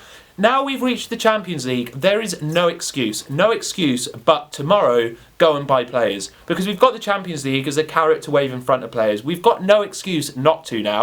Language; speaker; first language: English; native; English